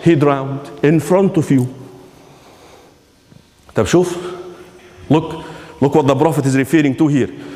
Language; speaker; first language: English; non-native, fluent; Arabic